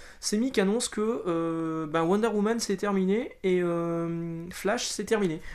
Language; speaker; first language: French; native; French